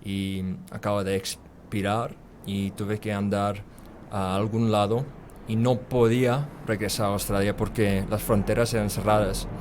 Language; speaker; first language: Spanish; non-native, fluent; English